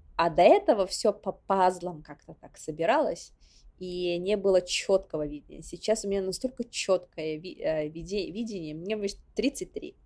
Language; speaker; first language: Russian; non-native, local second language; Yakut